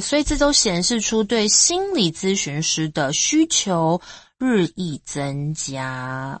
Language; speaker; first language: Chinese; native; Chinese